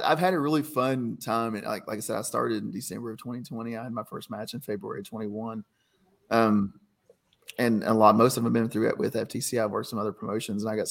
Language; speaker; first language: English; native; English